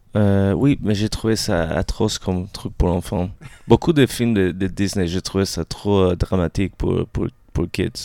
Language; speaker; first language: French; early bilingual, other home language; English